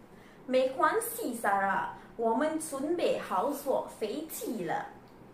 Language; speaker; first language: Chinese; non-native, learner; Malay